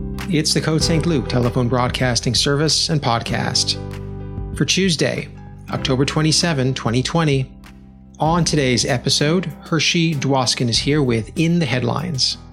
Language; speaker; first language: English; native; English